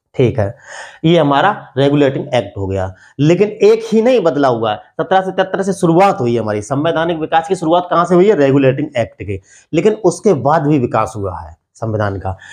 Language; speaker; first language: Hindi; native; Hindi